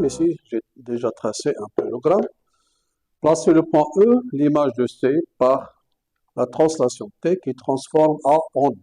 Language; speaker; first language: French; non-native, local second language; Arabic